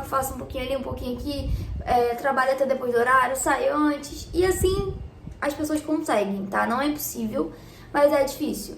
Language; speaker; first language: Portuguese; native; Portuguese